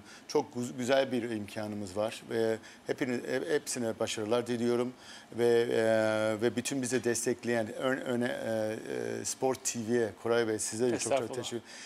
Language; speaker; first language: Turkish; early bilingual, heritage; Turkish